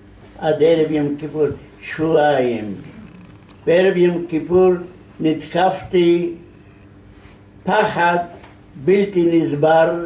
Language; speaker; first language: Hebrew; non-native, fluent; Yiddish